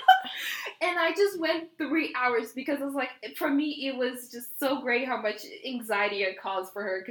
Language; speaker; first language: English; non-native, fluent; Portuguese